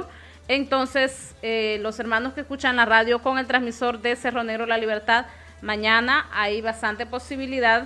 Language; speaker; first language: Spanish; native; Spanish